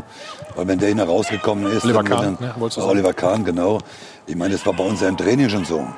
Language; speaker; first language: German; native; German